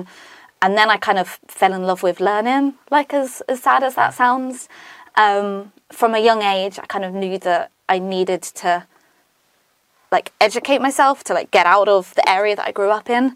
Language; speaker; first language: English; native; English